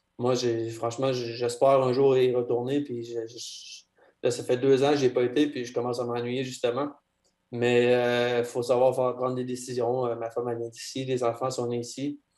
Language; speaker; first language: French; native; French